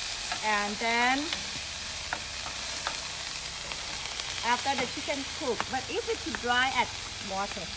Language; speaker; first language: English; non-native, learner; Thai